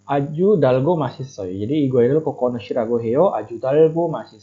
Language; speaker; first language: Korean; non-native, fluent; Indonesian